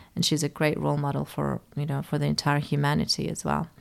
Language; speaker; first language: English; early bilingual, other home language; Persian